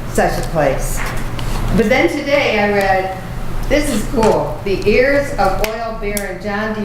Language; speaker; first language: English; native; English